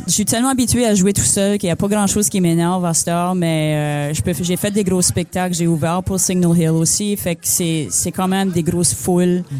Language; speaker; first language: French; native; French